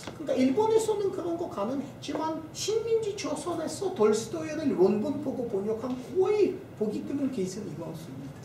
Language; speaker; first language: Korean; non-native, fluent; Russian